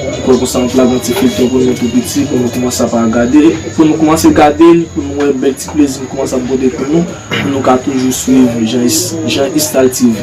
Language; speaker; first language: French; non-native, learner; Haitian Creole